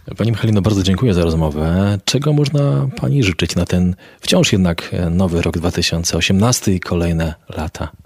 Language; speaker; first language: Polish; native; Polish